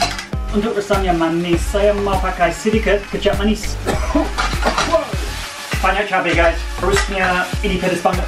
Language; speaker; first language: Indonesian; non-native, fluent; English